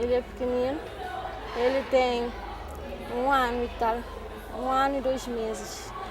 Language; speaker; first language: Portuguese; non-native, local second language; Kabuverdianu